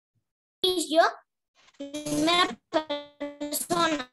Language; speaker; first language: Spanish; native; Spanish